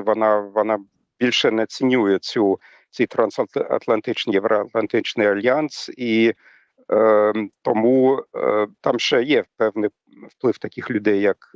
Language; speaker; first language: Ukrainian; non-native, fluent; German